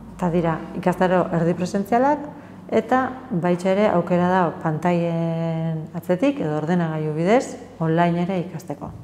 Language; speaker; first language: Basque; native; Basque